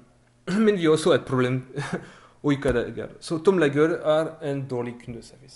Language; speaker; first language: Norwegian; non-native, fluent; French